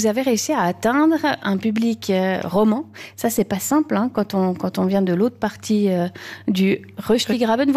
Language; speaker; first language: French; native; French